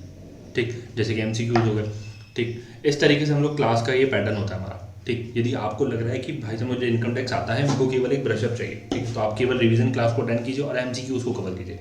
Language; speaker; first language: Hindi; native; Hindi